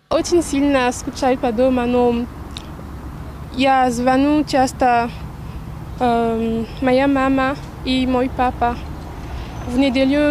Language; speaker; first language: Russian; non-native, learner; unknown